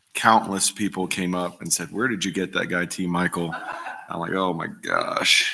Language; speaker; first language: English; native; English